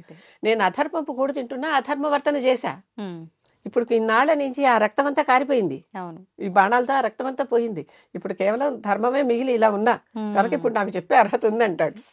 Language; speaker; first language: Telugu; native; Telugu